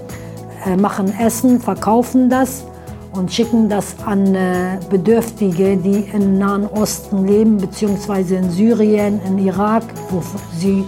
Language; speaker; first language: German; early bilingual, other home language; Aramaic